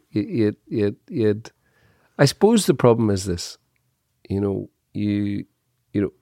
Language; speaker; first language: English; native; English